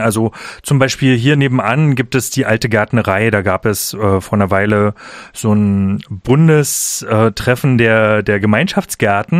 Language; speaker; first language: German; native; German